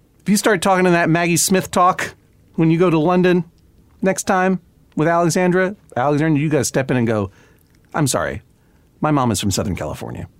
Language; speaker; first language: English; native; English